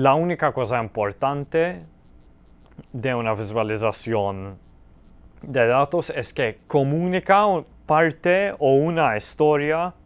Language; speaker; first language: Spanish; early bilingual, heritage; Spanish